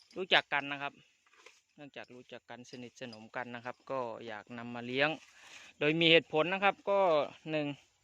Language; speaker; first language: Thai; non-native, local second language; Khmer